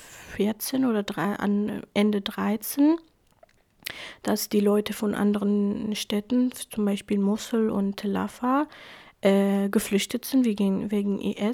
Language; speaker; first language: German; non-native, fluent; Kurdish